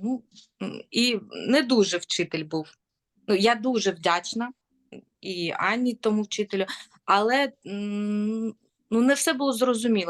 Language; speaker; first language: Ukrainian; non-native, local second language; Russian